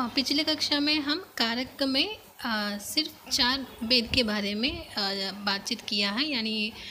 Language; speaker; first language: Hindi; non-native, local second language; Telugu